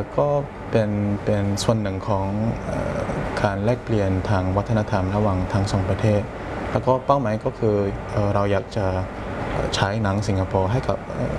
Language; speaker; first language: Thai; non-native, fluent; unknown